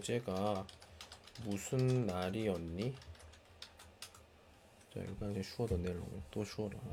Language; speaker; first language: Korean; native; Korean